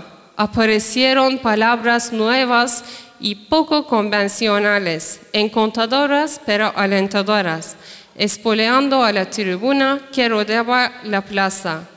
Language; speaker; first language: Spanish; non-native, fluent; Turkish